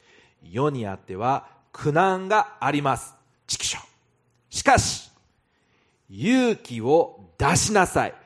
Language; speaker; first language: Japanese; non-native, fluent; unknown